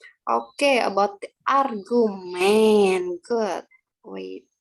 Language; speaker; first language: English; non-native, learner; Indonesian